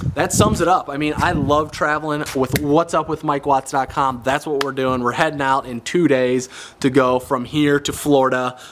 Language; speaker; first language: English; native; English